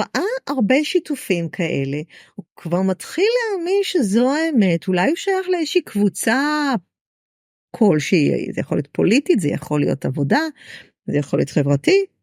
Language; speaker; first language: Hebrew; native; Hebrew